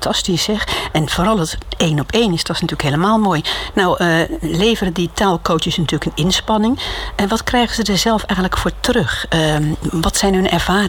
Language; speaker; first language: Dutch; native; Dutch